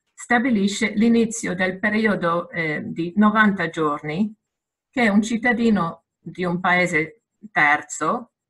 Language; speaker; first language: Italian; non-native, fluent; English